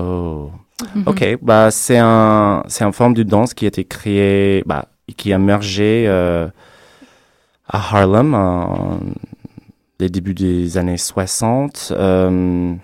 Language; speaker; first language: French; non-native, fluent; English